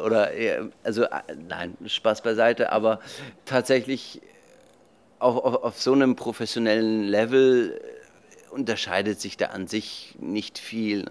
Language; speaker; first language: German; native; German